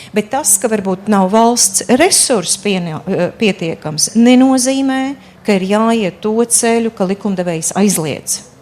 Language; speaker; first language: Latvian; native; Latvian